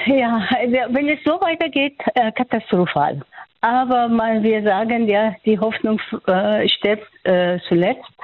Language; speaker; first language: German; non-native, fluent; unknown